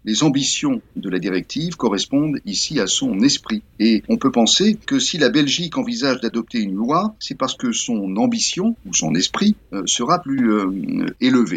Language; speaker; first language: French; native; French